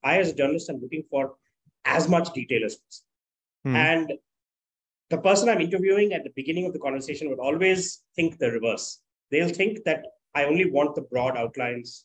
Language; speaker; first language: English; non-native, local second language; Tamil